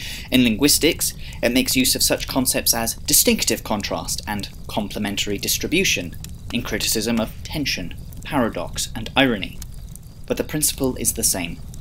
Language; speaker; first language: English; early bilingual, other home language; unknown